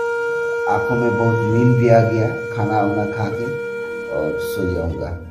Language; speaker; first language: Hindi; non-native, local second language; Bangla